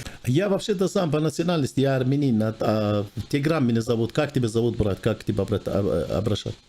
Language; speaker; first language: Russian; non-native, fluent; Armenian